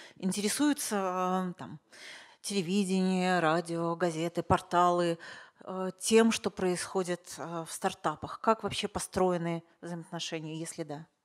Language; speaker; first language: Russian; native; Russian